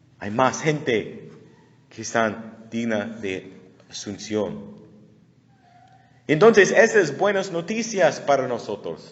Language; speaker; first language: Spanish; non-native, learner; English